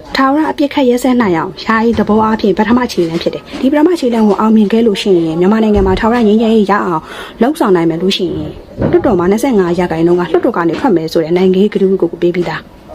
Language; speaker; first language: Burmese; native; Burmese